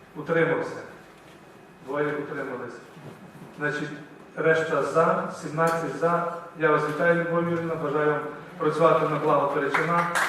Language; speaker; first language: Ukrainian; native; Ukrainian